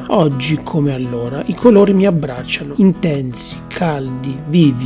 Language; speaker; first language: Italian; native; Italian